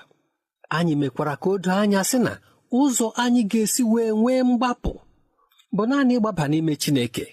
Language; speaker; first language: Igbo; native; Igbo